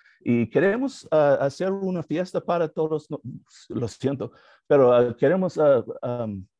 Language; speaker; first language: Spanish; non-native, learner; English